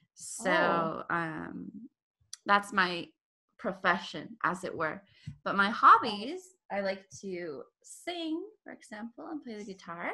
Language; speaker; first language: English; native; English